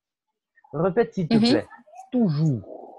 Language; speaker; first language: French; non-native, fluent; Portuguese